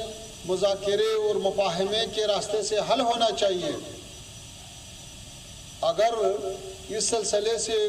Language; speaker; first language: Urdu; non-native, fluent; Pashto